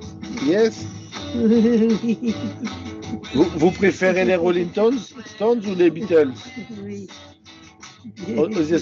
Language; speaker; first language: French; native; French